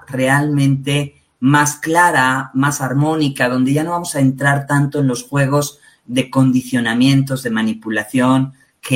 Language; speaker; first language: Spanish; native; Spanish